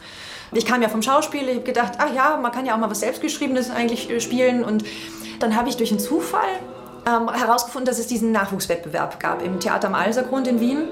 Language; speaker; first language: German; native; German